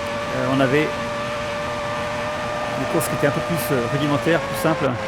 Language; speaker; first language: French; native; French